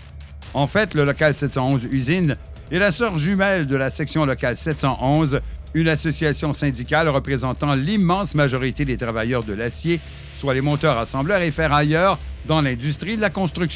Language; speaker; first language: French; native; French